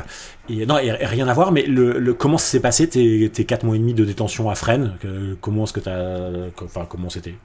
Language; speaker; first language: French; native; French